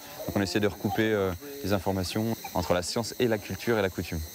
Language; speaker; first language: French; native; French